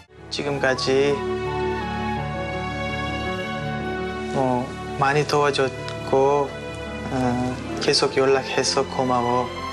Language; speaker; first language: Korean; non-native, fluent; Uzbek